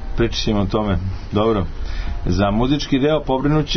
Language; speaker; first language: Serbian; native; Serbian